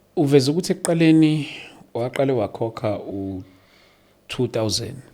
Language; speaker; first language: Zulu; native; Zulu